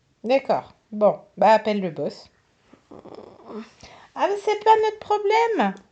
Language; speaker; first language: French; native; French